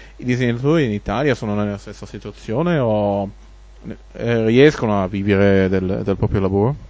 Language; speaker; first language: Italian; non-native, fluent; German